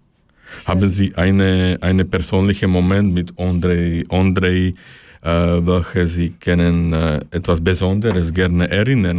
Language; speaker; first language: German; non-native, fluent; Slovak